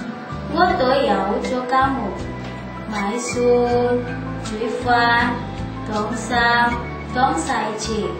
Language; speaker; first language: Cantonese; non-native, learner; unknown